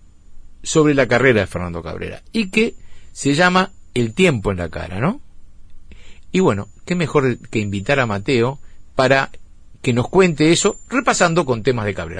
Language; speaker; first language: Spanish; native; Spanish